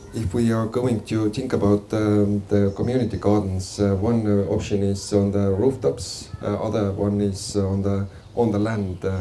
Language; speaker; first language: English; non-native, fluent; Estonian